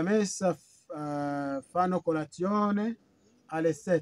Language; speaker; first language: Italian; non-native, fluent; Kinyarwanda